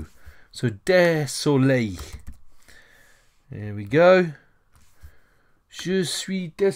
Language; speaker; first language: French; non-native, fluent; English